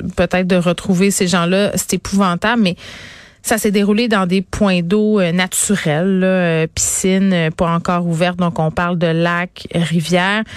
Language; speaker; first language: French; native; French